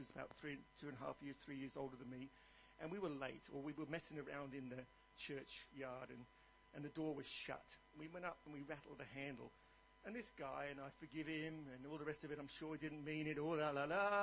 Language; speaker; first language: English; native; English